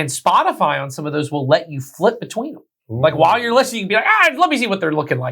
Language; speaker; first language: English; native; English